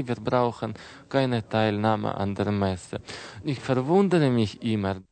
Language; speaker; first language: German; non-native, fluent; Russian